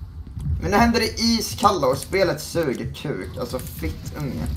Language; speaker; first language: Swedish; native; Swedish